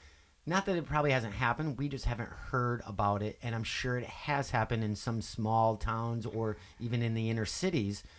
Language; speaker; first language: English; native; English